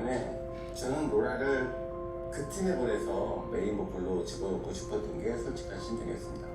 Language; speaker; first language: Korean; native; Korean